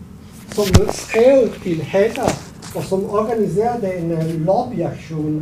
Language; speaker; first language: German; non-native, learner; Italian